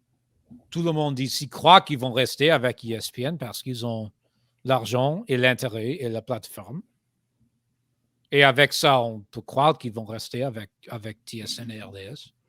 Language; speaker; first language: French; non-native, fluent; English